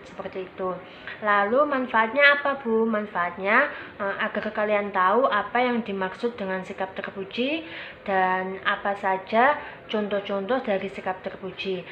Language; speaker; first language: Indonesian; native; Indonesian